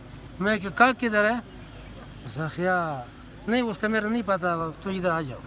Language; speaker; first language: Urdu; non-native, local second language; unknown